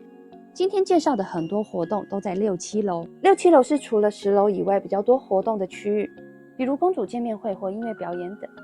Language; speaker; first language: Chinese; native; Chinese